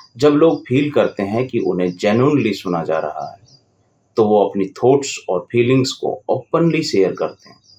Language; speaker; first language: Hindi; native; Hindi